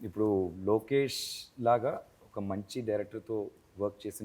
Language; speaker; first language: Telugu; non-native, learner; Tamil